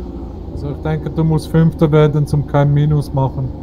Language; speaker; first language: German; native; German